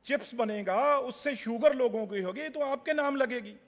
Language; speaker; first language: Hindi; non-native, local second language; Punjabi